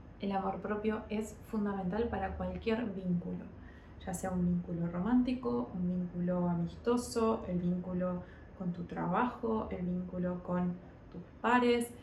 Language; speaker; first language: Spanish; early bilingual, heritage; Spanish